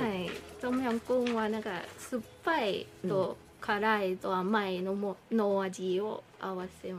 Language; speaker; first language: Japanese; non-native, learner; Thai